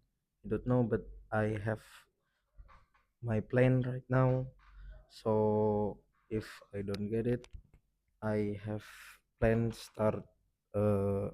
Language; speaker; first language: English; non-native, learner; Indonesian